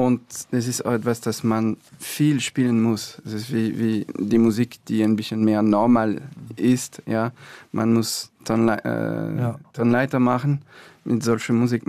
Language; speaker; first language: German; non-native, fluent; French